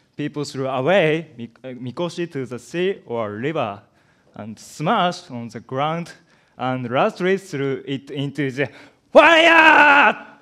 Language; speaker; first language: English; non-native, learner; Japanese